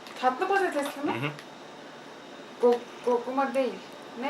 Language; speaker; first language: Turkish; native; Turkish